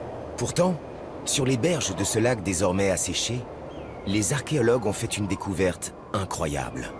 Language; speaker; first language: French; native; French